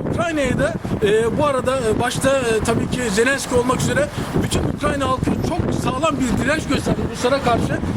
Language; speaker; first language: Turkish; native; Turkish